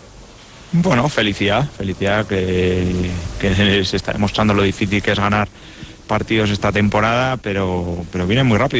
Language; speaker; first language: Spanish; native; Spanish